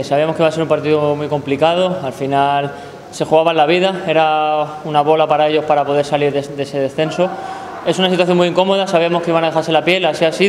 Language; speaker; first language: Spanish; native; Spanish